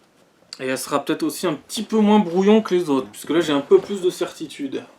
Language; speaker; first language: French; native; French